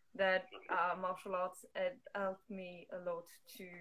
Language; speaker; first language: English; non-native, fluent; French